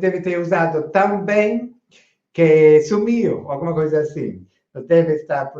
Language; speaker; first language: Portuguese; non-native, fluent; English